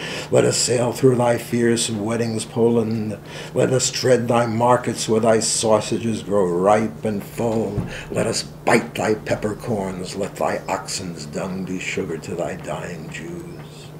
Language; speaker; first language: English; native; English